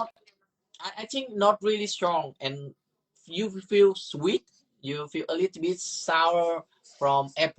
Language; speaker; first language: English; non-native, learner; Vietnamese